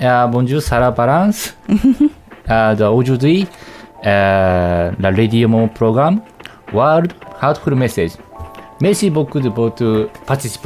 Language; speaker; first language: French; non-native, learner; Japanese